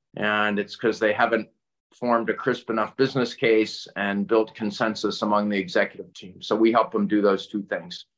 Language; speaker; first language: English; native; English